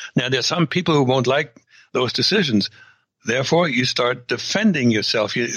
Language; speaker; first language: English; non-native, fluent; German